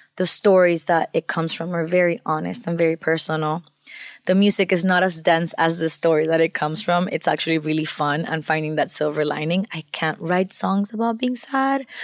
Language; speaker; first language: English; non-native, fluent; Spanish